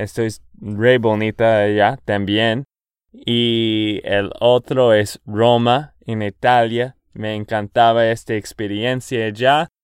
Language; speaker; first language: Spanish; non-native, fluent; English